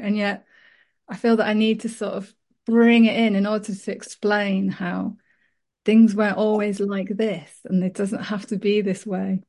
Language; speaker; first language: English; native; English